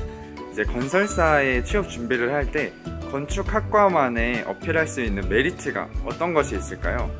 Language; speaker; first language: Korean; native; Korean